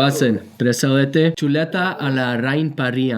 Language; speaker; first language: Basque; non-native, learner; English